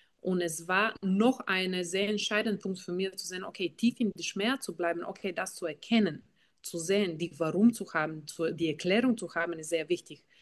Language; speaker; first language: German; non-native, fluent; Bulgarian